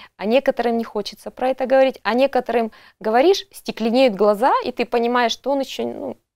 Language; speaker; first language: Russian; native; Russian